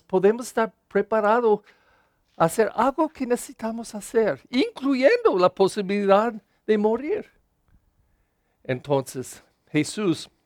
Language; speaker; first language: Spanish; non-native, learner; English